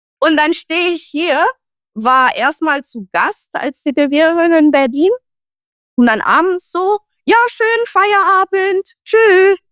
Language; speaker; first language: German; non-native, fluent; Romanian